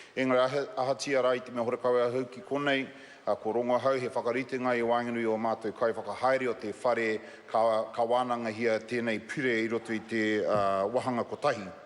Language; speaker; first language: Māori; non-native, local second language; English